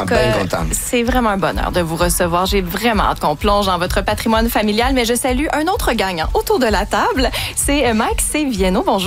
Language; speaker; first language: French; native; French